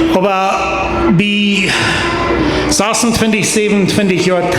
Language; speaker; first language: German; non-native, learner; Plautdietsch